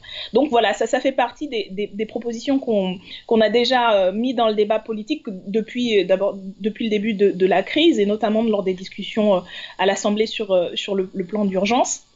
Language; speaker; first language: French; native; French